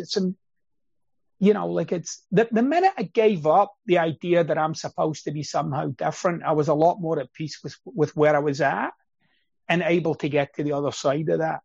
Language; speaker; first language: English; native; English